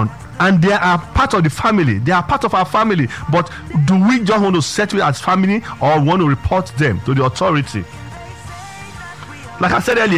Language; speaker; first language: English; non-native, local second language; Yoruba